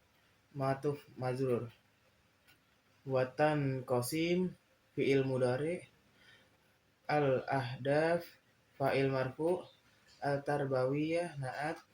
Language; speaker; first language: Arabic; non-native, learner; Indonesian